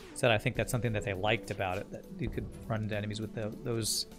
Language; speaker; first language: English; native; English